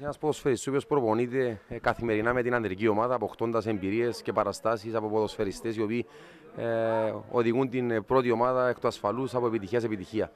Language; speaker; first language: Greek; native; Greek